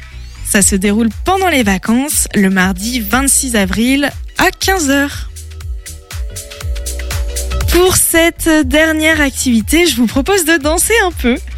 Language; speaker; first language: French; native; French